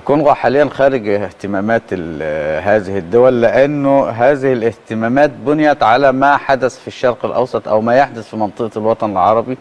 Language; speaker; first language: Arabic; native; Arabic